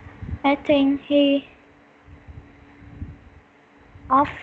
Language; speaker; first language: English; non-native, learner; Vietnamese